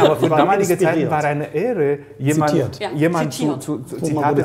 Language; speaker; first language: German; native; German